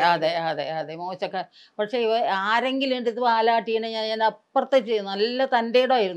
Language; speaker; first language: Malayalam; native; Malayalam